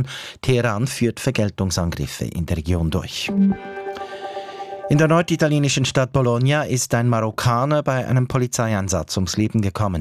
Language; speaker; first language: German; native; German